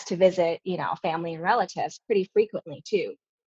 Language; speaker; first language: English; non-native, local second language; Cantonese